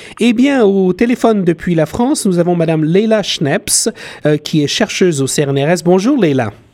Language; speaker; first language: French; native; French